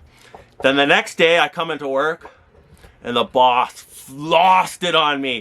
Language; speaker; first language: English; native; English